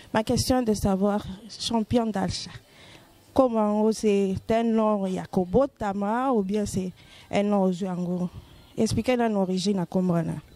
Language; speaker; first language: French; non-native, local second language; Lingala